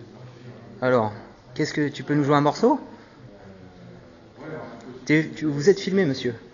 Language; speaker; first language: French; native; French